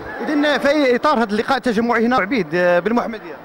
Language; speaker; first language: Arabic; native; Arabic